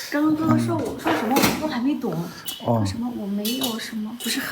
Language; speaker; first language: Chinese; non-native, learner; Vietnamese